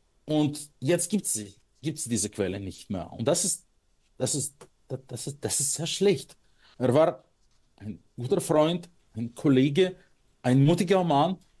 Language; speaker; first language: German; non-native, fluent; Russian